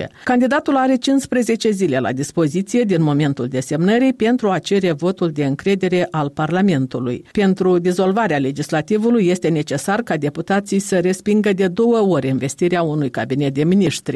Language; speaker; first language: Romanian; native; Romanian